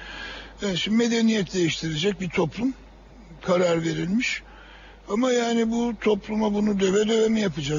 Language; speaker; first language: Turkish; native; Turkish